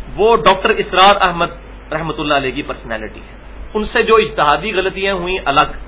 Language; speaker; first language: Urdu; non-native, local second language; Punjabi